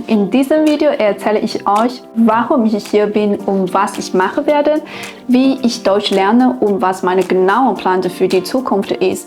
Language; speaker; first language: German; non-native, fluent; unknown